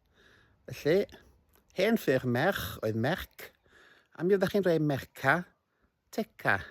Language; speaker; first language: Welsh; native; Welsh